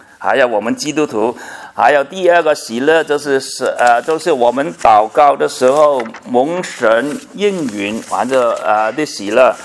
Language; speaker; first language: Chinese; non-native, local second language; Cantonese